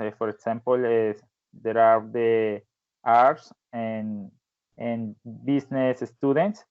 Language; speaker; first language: English; non-native, learner; Spanish